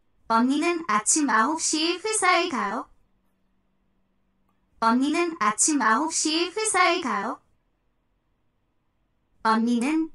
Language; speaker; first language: Korean; non-native, learner; Japanese